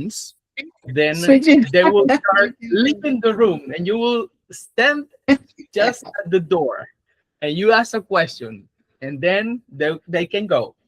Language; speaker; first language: English; non-native, fluent; Spanish